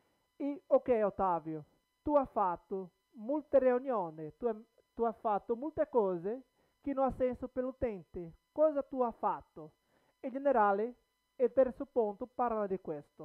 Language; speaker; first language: Italian; non-native, learner; Portuguese